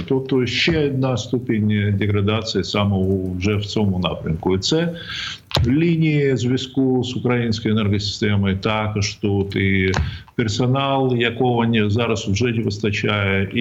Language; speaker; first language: Ukrainian; native; Ukrainian